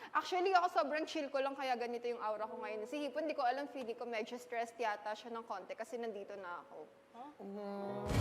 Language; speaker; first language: Filipino; native; Filipino